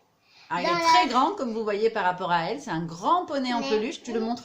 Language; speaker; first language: French; native; French